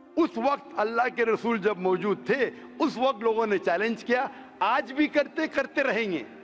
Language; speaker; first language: Hindi; non-native, local second language; Konkani